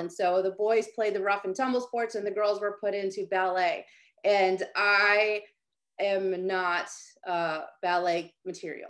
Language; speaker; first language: English; native; English